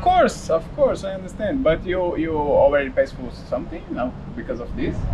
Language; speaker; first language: English; non-native, learner; Portuguese